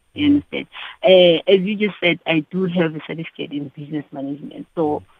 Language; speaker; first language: English; non-native, local second language; Xhosa